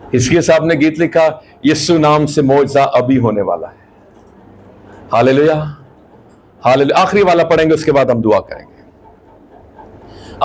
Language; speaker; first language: Urdu; non-native, local second language; Punjabi